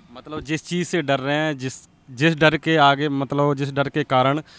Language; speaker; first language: Hindi; native; Hindi